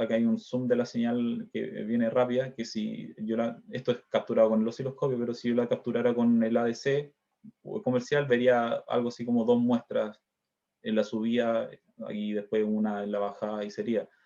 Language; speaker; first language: Spanish; native; Spanish